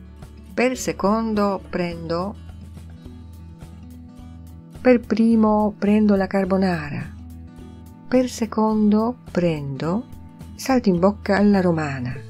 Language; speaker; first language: Italian; non-native, fluent; Polish